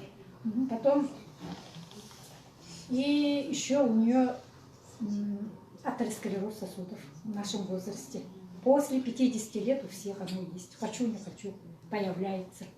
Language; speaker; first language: Russian; native; Russian